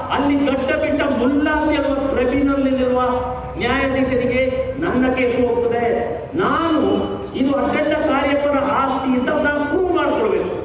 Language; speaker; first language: Kannada; non-native, local second language; Kodava